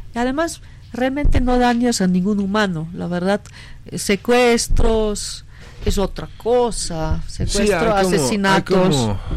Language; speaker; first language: Spanish; non-native, fluent; German